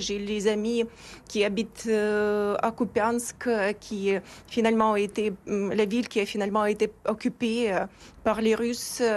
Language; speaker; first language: French; non-native, fluent; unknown